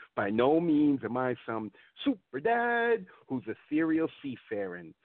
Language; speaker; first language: English; native; English